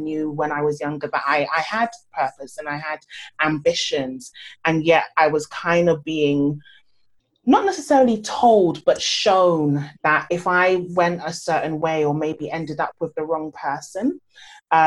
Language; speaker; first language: English; native; English